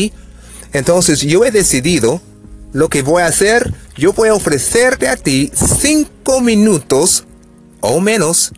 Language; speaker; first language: Spanish; non-native, fluent; English